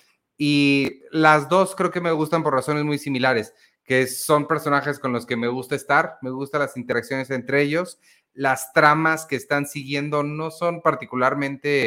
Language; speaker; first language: Spanish; native; Spanish